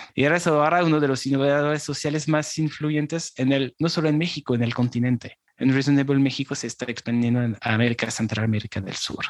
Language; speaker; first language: Spanish; non-native, fluent; French